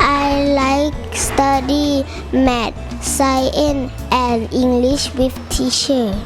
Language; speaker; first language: English; non-native, learner; Thai